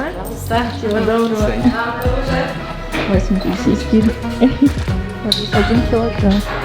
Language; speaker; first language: Russian; native; Russian